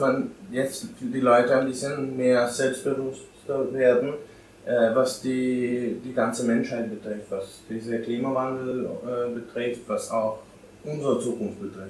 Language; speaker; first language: German; non-native, fluent; Albanian